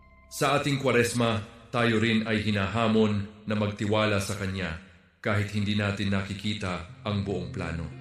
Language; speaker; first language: Filipino; native; Filipino